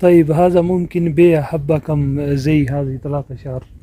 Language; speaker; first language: Arabic; non-native, learner; Urdu